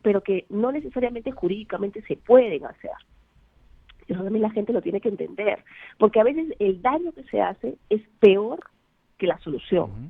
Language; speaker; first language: Spanish; native; Spanish